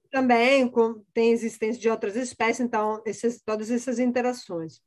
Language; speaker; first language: Portuguese; non-native, fluent; Italian